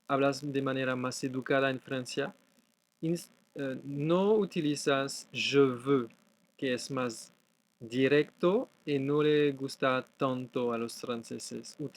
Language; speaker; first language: Spanish; non-native, fluent; French